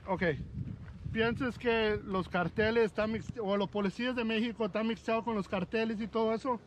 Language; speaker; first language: Spanish; early bilingual, heritage; Spanish